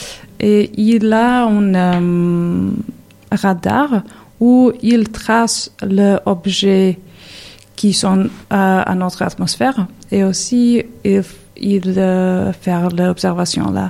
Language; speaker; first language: French; non-native, learner; Serbian